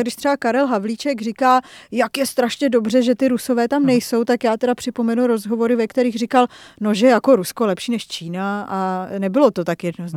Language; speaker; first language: Czech; native; Czech